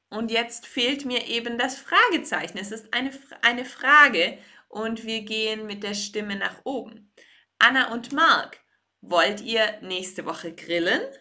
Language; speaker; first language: German; native; German